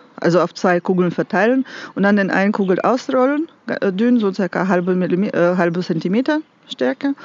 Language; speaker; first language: German; non-native, fluent; Russian